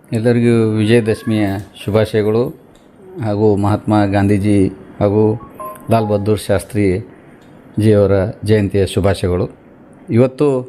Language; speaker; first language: Kannada; native; Kannada